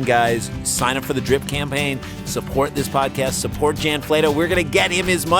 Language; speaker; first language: English; native; English